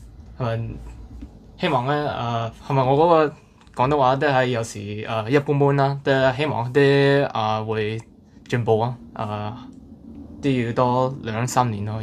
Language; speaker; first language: Cantonese; non-native, learner; English